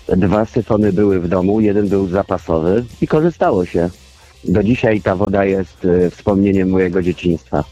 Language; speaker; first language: Polish; native; Polish